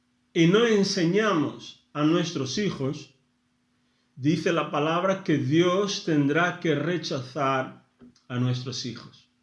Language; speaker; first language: Spanish; non-native, fluent; Portuguese